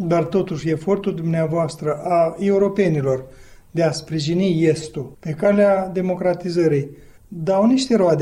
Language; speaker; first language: Romanian; native; Romanian